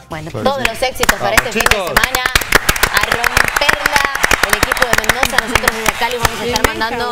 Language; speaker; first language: Spanish; native; Spanish